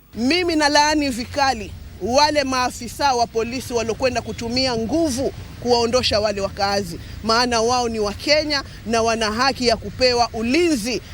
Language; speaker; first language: Swahili; native; Swahili